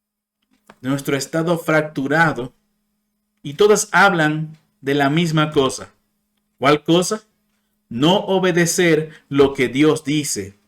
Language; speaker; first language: Spanish; non-native, fluent; English